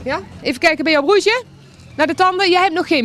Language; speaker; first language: Dutch; native; Dutch